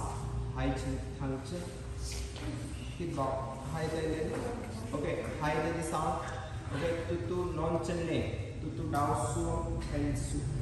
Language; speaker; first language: Vietnamese; non-native, learner; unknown